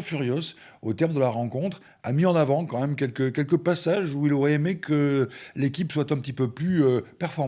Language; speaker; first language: French; native; French